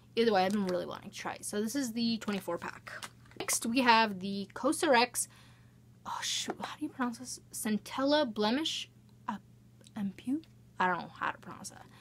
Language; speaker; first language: English; native; English